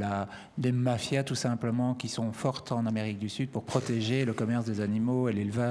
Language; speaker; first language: French; native; French